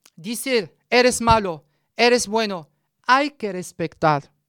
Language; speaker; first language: Spanish; non-native, learner; Arabic